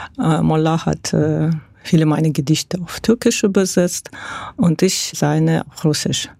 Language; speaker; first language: German; non-native, fluent; Russian